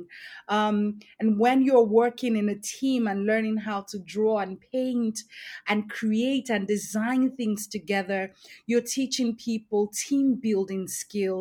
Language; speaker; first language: English; non-native, local second language; Esan